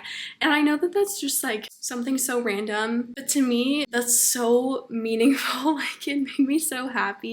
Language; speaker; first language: English; native; English